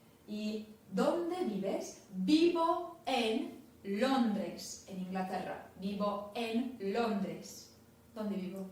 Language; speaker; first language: Spanish; non-native, fluent; English